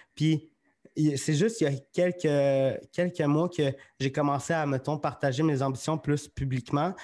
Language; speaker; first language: French; native; French